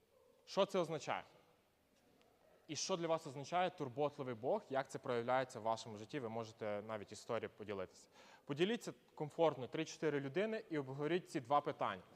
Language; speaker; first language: Ukrainian; native; Ukrainian